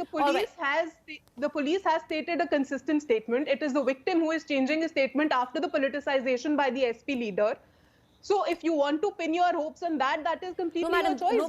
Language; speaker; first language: English; non-native, local second language; Hindi